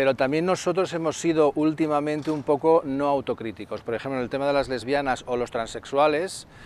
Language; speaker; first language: Spanish; native; Spanish